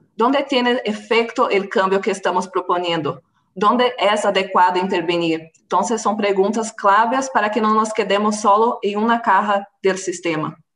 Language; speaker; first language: Spanish; non-native, fluent; Portuguese